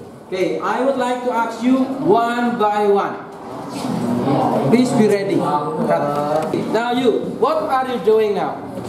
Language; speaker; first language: English; non-native, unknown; Indonesian